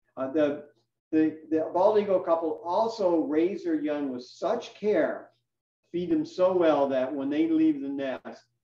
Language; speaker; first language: English; native; English